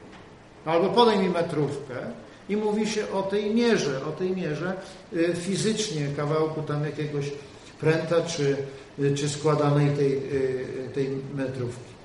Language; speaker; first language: Polish; native; Polish